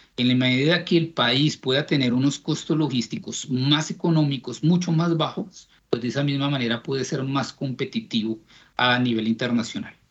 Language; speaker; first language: Spanish; native; Spanish